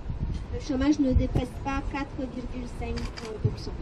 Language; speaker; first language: French; non-native, fluent; Romanian